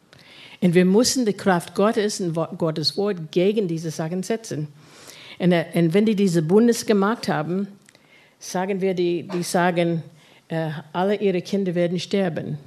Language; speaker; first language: German; non-native, fluent; English